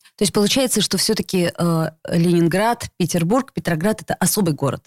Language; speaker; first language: Russian; native; Russian